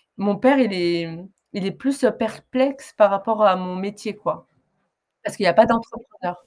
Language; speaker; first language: French; early bilingual, other home language; Arabic